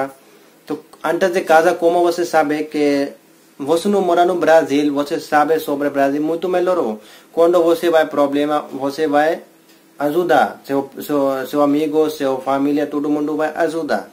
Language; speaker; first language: Portuguese; non-native, learner; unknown